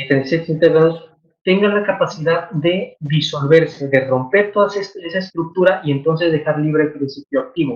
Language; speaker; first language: Spanish; native; Spanish